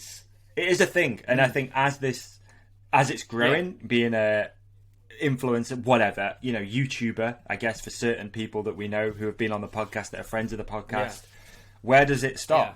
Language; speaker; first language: English; native; English